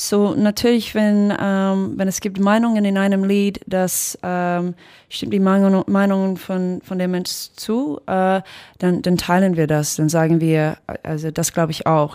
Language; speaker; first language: German; non-native, fluent; English